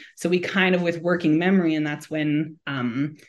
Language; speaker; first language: English; native; English